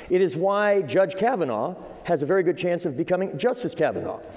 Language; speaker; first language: English; native; English